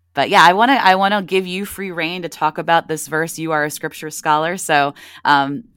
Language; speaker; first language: English; native; English